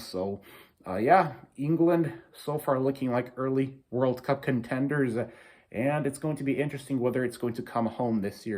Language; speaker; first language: English; native; English